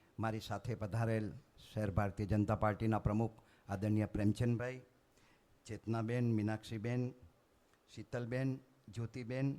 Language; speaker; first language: Gujarati; native; Gujarati